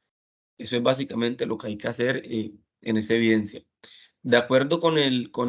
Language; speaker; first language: Spanish; native; Spanish